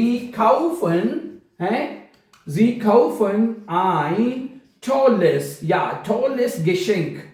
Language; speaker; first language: German; non-native, fluent; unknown